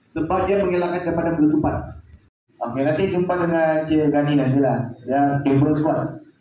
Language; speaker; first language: Malay; native; Malay